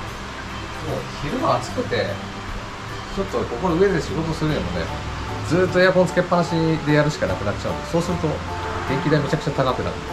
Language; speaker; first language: Japanese; native; Japanese